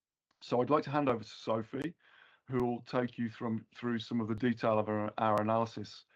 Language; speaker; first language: English; native; English